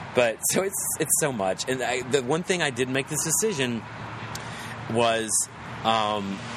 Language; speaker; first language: English; native; English